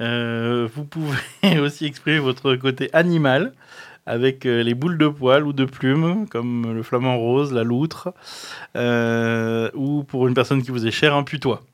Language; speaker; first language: French; native; French